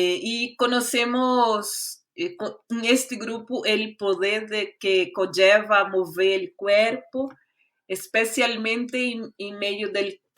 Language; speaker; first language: Spanish; non-native, fluent; Portuguese